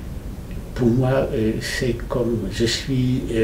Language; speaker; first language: French; non-native, fluent; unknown